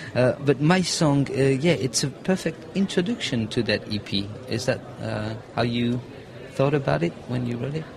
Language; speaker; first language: English; non-native, fluent; French